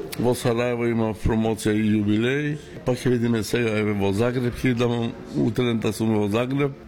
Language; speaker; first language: Macedonian; non-native, local second language; Romany